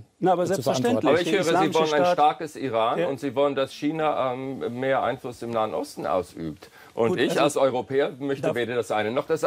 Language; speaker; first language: German; non-native, fluent; English